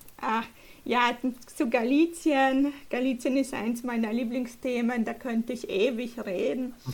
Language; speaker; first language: German; early bilingual, other home language; Polish